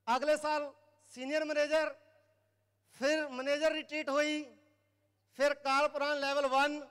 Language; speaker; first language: Hindi; native; Hindi